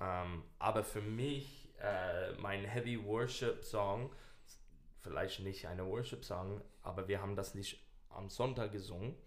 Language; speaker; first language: German; non-native, learner; English